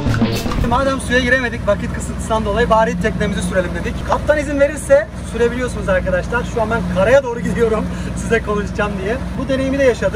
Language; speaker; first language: Turkish; native; Turkish